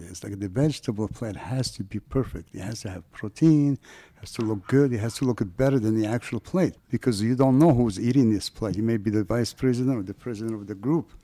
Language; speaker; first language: English; non-native, fluent; French